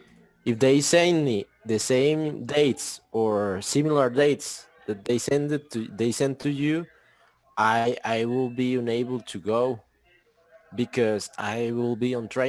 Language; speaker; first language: English; non-native, fluent; Spanish